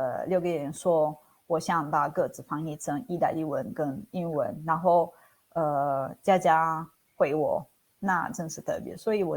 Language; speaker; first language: Chinese; non-native, fluent; Italian